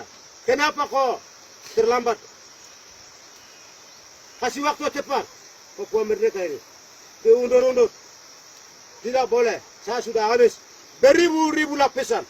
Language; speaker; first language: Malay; non-native, local second language; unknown